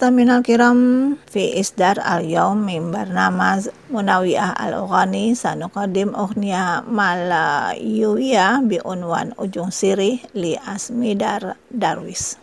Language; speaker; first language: Arabic; non-native, fluent; Indonesian